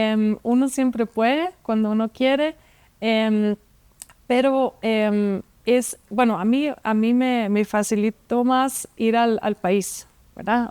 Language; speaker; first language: Spanish; non-native, fluent; German